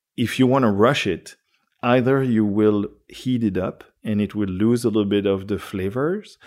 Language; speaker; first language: English; non-native, fluent; French